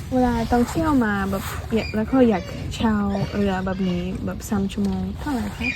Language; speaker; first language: Thai; non-native, learner; English